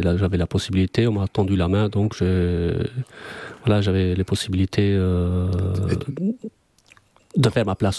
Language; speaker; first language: French; non-native, fluent; Albanian